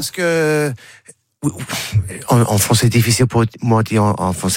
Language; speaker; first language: French; non-native, learner; English